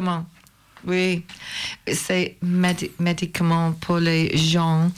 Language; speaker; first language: French; non-native, learner; English